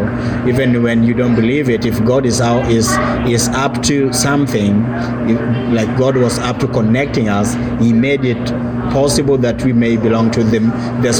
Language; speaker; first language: English; non-native, local second language; Luo (Kenya and Tanzania)